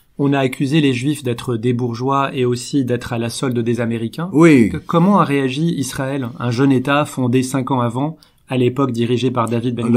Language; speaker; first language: French; native; French